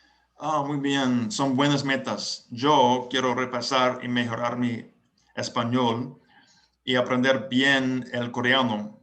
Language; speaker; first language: Spanish; non-native, learner; English